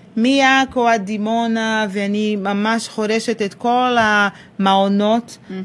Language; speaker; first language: Hebrew; non-native, fluent; Portuguese